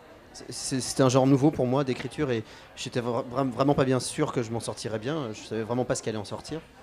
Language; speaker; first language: French; native; French